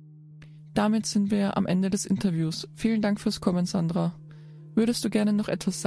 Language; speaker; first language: German; native; German